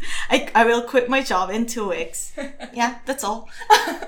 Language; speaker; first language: English; non-native, learner; Korean